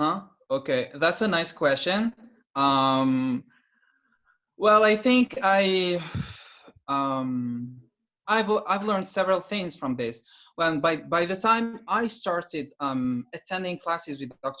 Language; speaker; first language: English; non-native, fluent; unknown